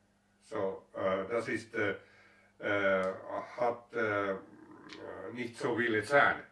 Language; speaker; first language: German; non-native, learner; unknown